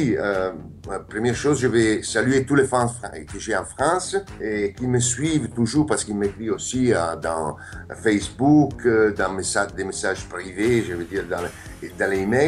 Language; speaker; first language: French; non-native, fluent; Italian